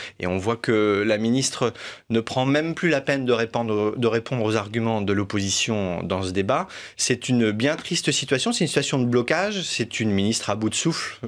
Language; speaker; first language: French; native; French